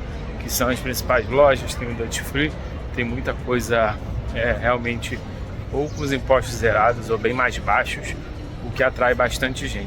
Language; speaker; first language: Portuguese; native; Portuguese